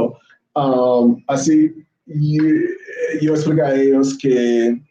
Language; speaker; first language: Spanish; non-native, learner; English